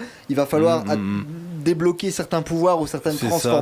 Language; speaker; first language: French; native; French